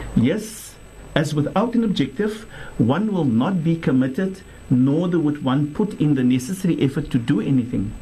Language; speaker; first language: English; non-native, local second language; Afrikaans